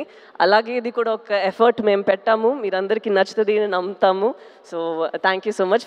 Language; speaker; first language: Telugu; non-native, fluent; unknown